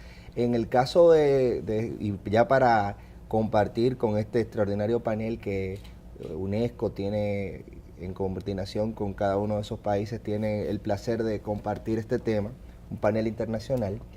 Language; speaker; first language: Spanish; native; Spanish